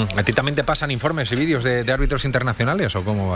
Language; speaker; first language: Spanish; native; Spanish